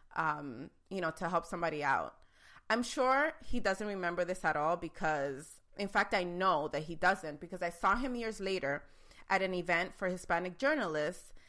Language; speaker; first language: English; native; English